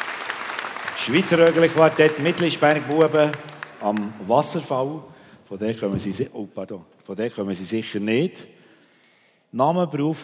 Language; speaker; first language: German; native; German